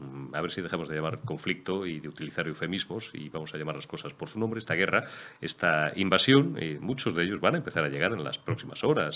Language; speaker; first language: Spanish; native; Spanish